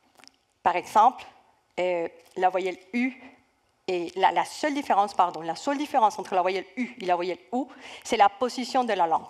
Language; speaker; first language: French; non-native, fluent; Spanish